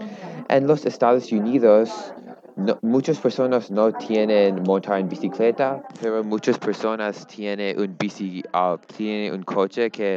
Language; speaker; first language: Spanish; non-native, learner; English